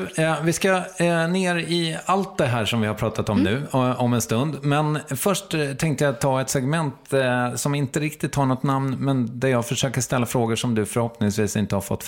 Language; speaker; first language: Swedish; native; Swedish